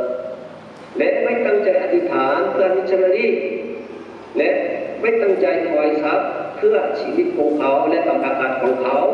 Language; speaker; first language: Thai; non-native, fluent; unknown